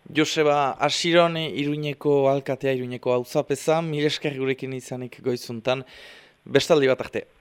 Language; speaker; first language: Basque; native; Basque